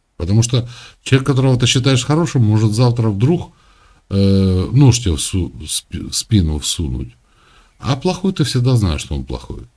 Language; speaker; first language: Russian; native; Russian